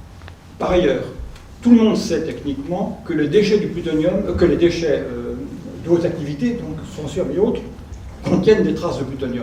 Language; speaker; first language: French; native; French